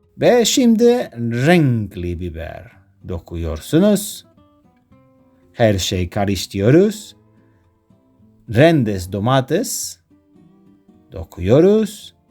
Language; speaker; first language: Turkish; non-native, learner; Spanish